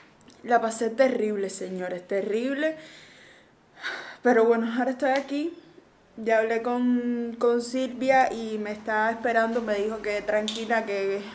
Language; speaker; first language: Spanish; native; Spanish